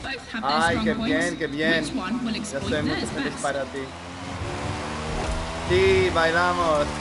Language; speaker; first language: Spanish; non-native, learner; English